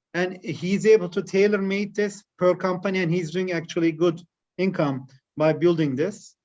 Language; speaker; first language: English; non-native, fluent; Turkish